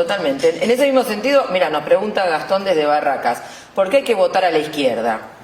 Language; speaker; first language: Spanish; native; Spanish